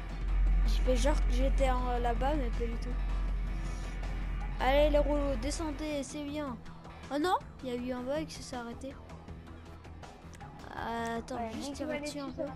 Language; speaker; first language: French; native; French